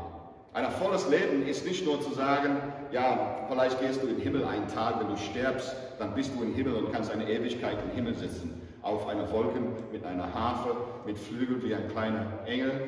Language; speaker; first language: German; non-native, fluent; English